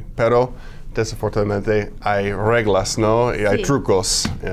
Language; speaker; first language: Spanish; non-native, fluent; English